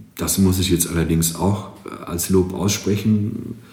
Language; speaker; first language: German; non-native, fluent; Greek